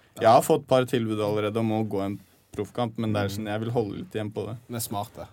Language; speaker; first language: Norwegian; early bilingual, other home language; Chechen